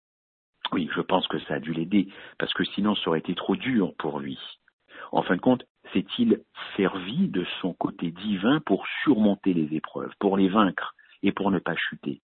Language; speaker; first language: French; native; French